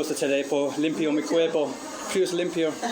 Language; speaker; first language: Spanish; non-native, learner; English